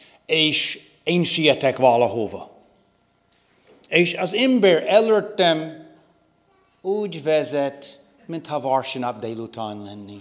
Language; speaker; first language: Hungarian; non-native, learner; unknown